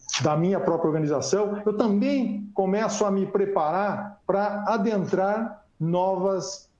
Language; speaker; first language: Portuguese; native; Portuguese